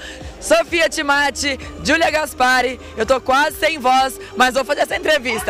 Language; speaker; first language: Portuguese; native; Portuguese